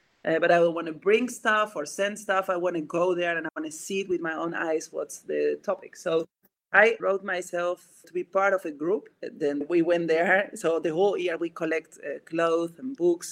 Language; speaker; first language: English; non-native, fluent; Spanish